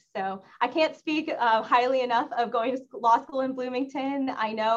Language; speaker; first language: English; native; English